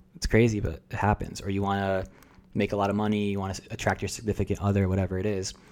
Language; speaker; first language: English; early bilingual, other home language; Russian